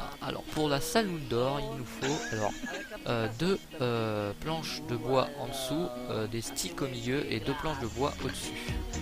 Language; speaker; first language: French; native; French